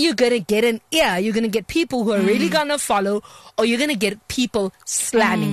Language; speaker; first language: English; non-native, local second language; Xhosa